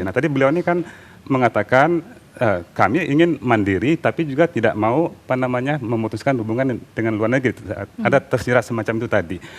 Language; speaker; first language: Indonesian; native; Indonesian